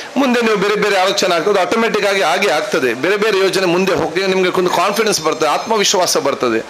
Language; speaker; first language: Kannada; non-native, local second language; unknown